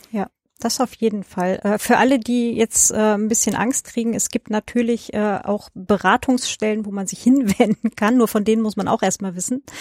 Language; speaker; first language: German; native; German